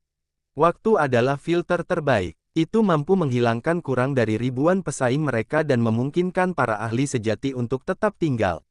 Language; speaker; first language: Indonesian; native; Indonesian